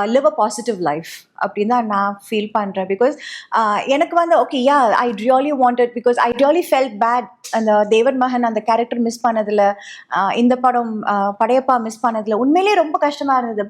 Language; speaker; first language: Tamil; native; Tamil